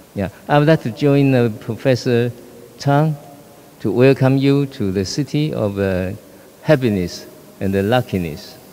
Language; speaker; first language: English; non-native, fluent; Chinese